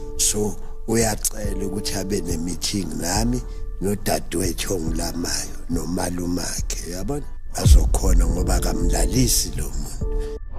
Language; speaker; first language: Zulu; native; Zulu